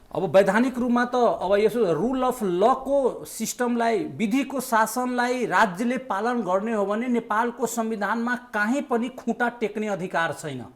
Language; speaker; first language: Nepali; non-native, local second language; Maithili